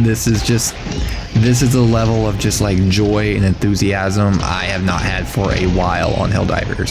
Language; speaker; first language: English; native; English